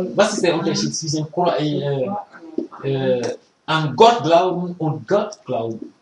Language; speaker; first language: German; non-native, fluent; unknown